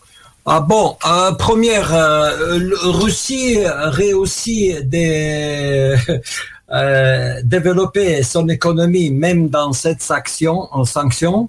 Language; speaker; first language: French; non-native, learner; Russian